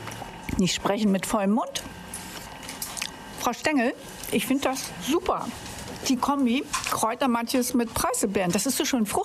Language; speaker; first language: German; native; German